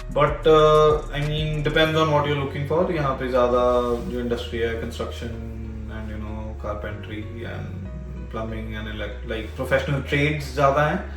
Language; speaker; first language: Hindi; non-native, local second language; Punjabi